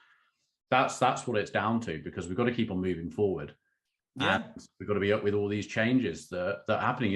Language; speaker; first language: English; native; English